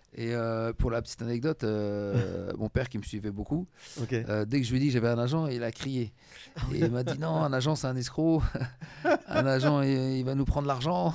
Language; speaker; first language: French; native; French